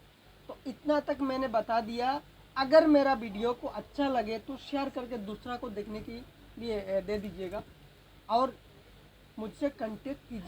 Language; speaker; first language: Hindi; non-native, local second language; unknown